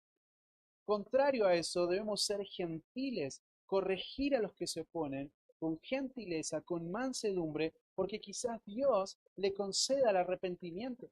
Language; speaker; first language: Spanish; native; Spanish